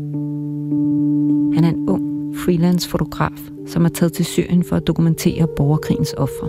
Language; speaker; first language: Danish; native; Danish